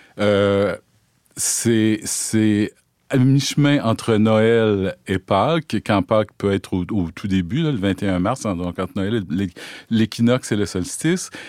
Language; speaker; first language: French; native; French